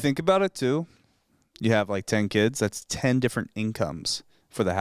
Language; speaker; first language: English; native; English